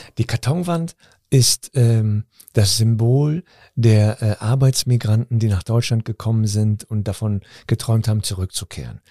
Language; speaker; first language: German; early bilingual, other home language; Turkish